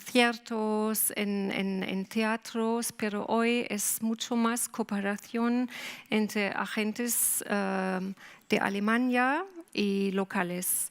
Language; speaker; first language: Spanish; non-native, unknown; German